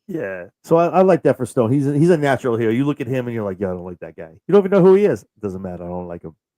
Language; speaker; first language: English; native; English